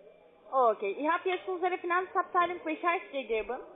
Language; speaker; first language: German; non-native, learner; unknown